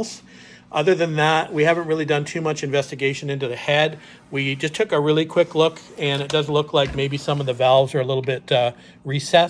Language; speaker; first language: English; native; English